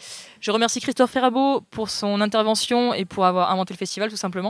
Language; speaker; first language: French; native; French